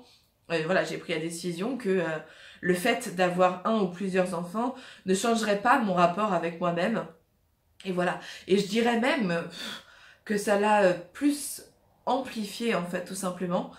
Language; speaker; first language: French; native; French